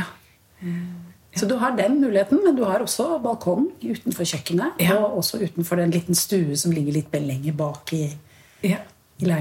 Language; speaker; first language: Norwegian; native; Norwegian